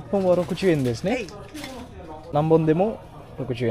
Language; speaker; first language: Japanese; non-native, learner; Sinhala